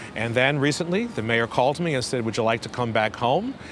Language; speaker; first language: English; native; English